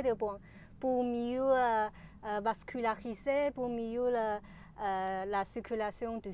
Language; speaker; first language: French; non-native, learner; Chinese